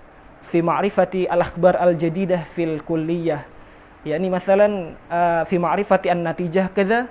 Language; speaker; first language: Arabic; non-native, fluent; Indonesian